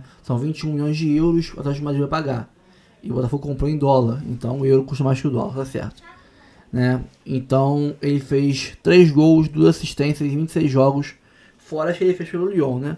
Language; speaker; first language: Portuguese; native; Portuguese